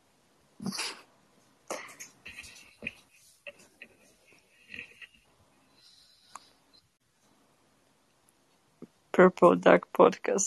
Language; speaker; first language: English; non-native, fluent; Kazakh